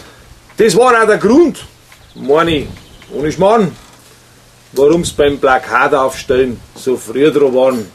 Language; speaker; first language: German; native; German